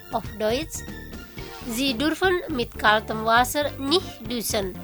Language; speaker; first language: German; non-native, fluent; Indonesian